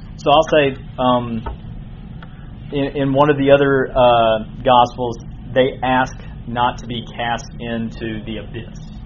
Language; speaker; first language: English; native; English